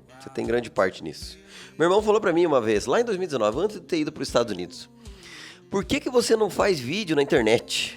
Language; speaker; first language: Portuguese; native; Portuguese